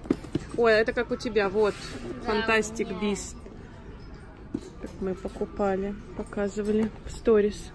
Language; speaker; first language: Russian; native; Russian